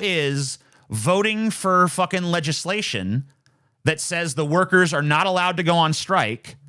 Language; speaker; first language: English; native; English